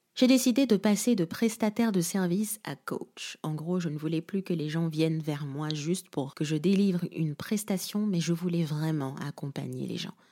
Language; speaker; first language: French; non-native, local second language; Lingala